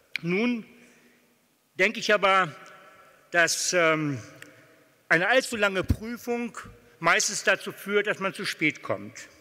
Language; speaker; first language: German; native; German